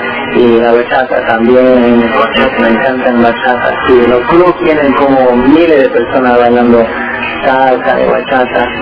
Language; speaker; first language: Spanish; early bilingual, heritage; Spanish